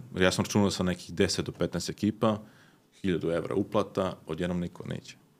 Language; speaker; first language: Serbian; early bilingual, heritage; Serbian